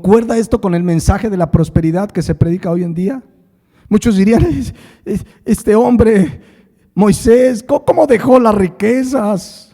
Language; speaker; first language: Spanish; native; Spanish